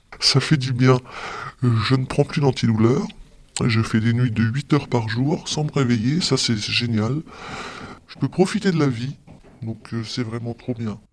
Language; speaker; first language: French; native; French